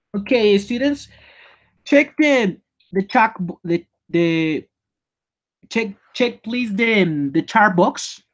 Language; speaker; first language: English; non-native, learner; Spanish